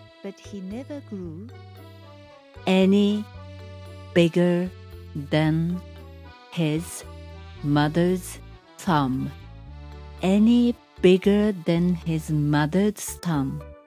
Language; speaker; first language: English; non-native, fluent; Japanese